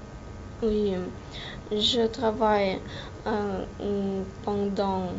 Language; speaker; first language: French; non-native, learner; Russian